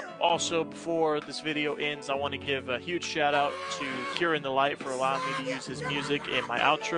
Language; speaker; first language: English; native; English